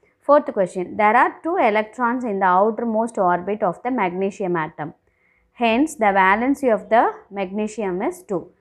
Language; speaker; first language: English; non-native, local second language; Tamil